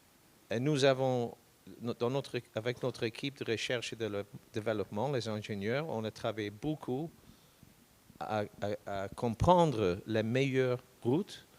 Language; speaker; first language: French; non-native, fluent; English